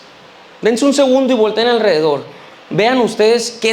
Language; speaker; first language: Spanish; native; Spanish